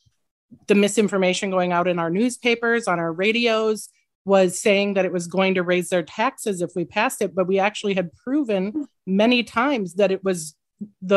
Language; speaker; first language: English; native; English